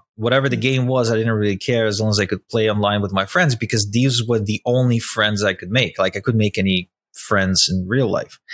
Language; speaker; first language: English; non-native, fluent; Russian